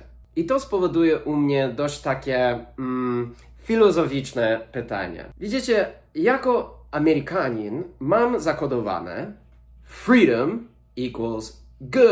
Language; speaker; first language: Polish; non-native, fluent; English